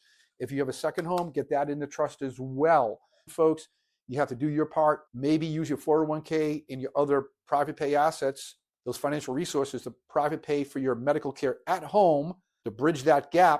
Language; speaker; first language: English; native; English